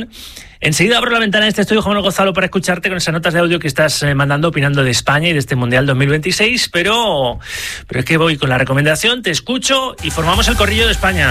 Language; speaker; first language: Spanish; native; Spanish